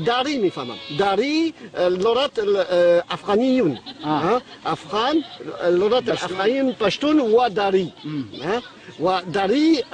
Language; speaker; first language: Arabic; non-native, learner; French